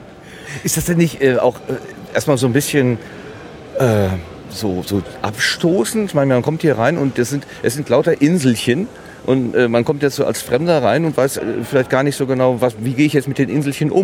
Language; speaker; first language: German; native; German